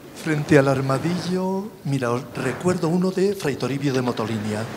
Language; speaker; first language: Spanish; native; Spanish